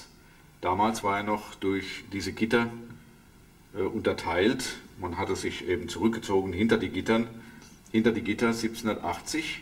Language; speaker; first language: German; native; German